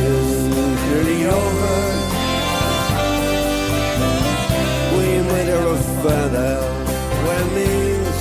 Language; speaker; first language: English; native; English